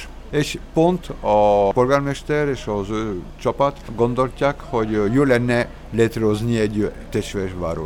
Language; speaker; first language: Hungarian; non-native, learner; French